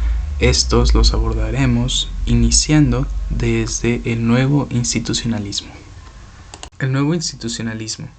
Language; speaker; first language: Spanish; native; Spanish